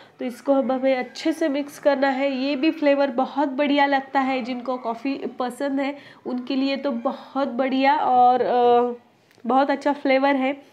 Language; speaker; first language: Hindi; non-native, local second language; Marathi